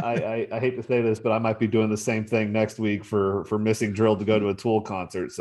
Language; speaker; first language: English; native; English